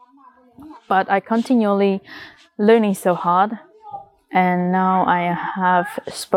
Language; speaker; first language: English; non-native, learner; Vietnamese